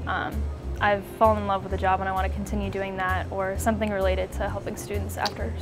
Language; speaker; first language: English; native; English